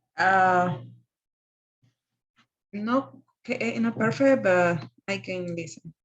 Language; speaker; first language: English; non-native, learner; Spanish